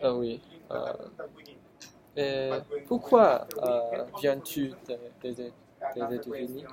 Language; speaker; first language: French; non-native, learner; Chinese